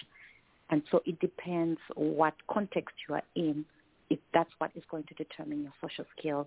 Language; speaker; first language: English; non-native, local second language; Tumbuka